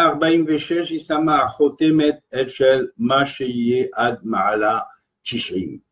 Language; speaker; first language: Hebrew; non-native, fluent; French